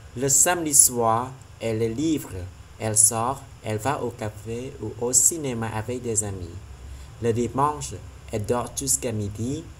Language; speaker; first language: French; non-native, learner; Vietnamese